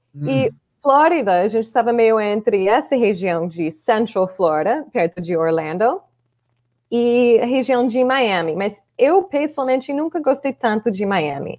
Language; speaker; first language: Portuguese; non-native, fluent; English